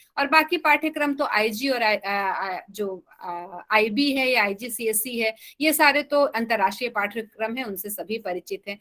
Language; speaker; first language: Hindi; native; Hindi